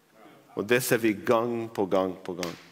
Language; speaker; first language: Norwegian; non-native, fluent; Arabic